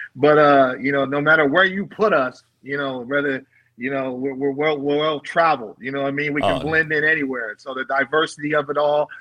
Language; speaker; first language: English; native; English